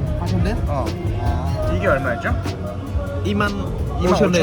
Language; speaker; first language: Korean; non-native, learner; Khmer